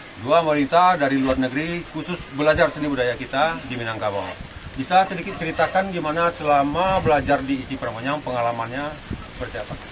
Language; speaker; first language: Indonesian; native; Indonesian